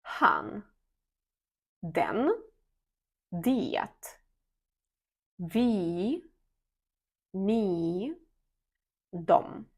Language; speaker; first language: Swedish; non-native, fluent; Ukrainian